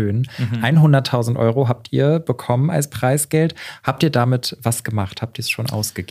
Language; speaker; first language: German; native; German